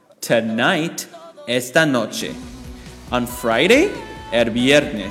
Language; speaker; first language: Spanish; non-native, fluent; Chinese